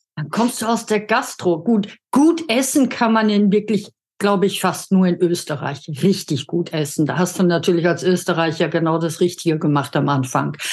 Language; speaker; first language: German; native; German